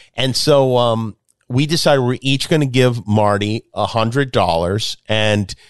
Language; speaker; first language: English; native; English